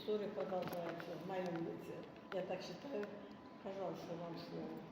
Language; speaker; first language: Russian; non-native, local second language; Azerbaijani